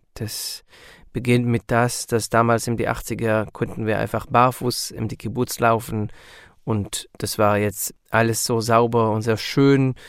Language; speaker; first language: German; non-native, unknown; Hebrew